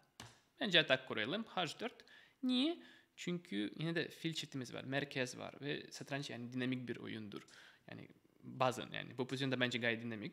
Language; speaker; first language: Turkish; non-native, fluent; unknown